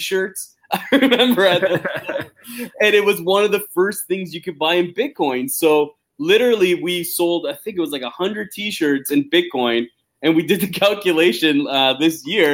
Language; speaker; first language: English; native; English